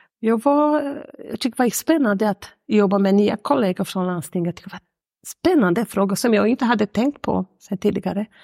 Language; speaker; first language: Swedish; non-native, fluent; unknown